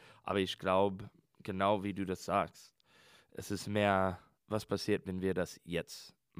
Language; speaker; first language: German; non-native, learner; English